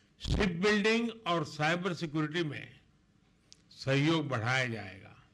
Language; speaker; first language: Hindi; non-native, local second language; Gujarati